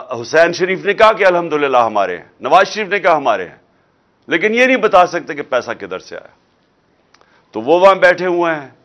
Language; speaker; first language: Urdu; non-native, local second language; Punjabi